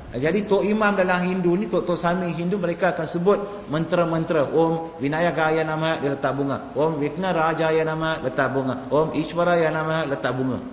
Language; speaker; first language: Malay; non-native, local second language; Tamil